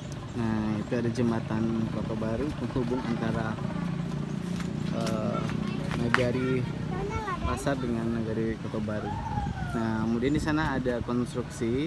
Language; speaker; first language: Indonesian; non-native, local second language; Minangkabau